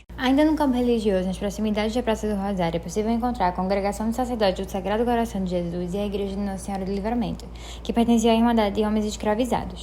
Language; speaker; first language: Portuguese; native; Portuguese